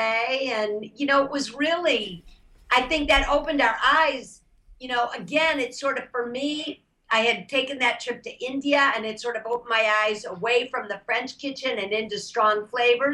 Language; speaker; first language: English; native; English